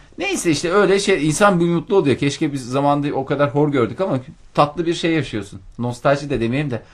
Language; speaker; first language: Turkish; native; Turkish